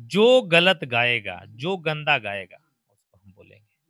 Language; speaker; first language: Hindi; native; Hindi